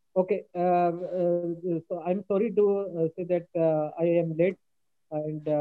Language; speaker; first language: English; non-native, local second language; Urdu